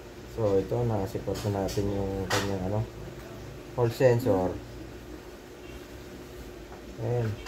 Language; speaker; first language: Filipino; native; Filipino